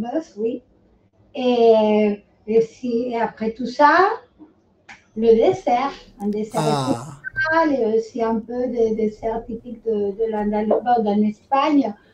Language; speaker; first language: French; non-native, fluent; Spanish